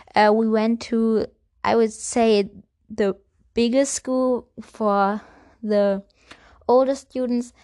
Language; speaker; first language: English; non-native, fluent; German